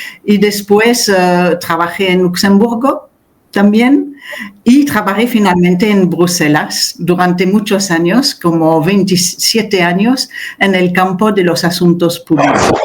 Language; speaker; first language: Spanish; non-native, fluent; French